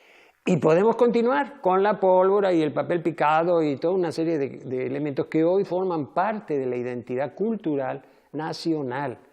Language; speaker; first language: Spanish; native; Spanish